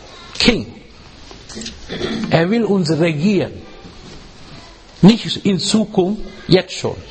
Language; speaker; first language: German; non-native, learner; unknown